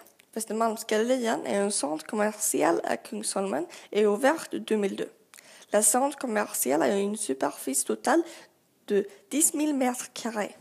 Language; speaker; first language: French; non-native, learner; Swedish